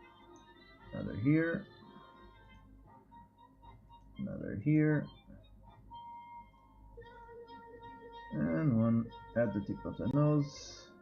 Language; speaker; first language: English; non-native, fluent; Portuguese